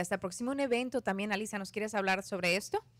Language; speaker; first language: Spanish; native; Spanish